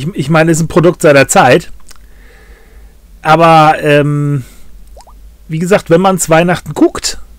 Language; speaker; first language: German; native; German